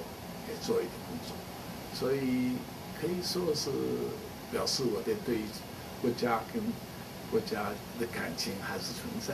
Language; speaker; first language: Chinese; non-native, local second language; Cantonese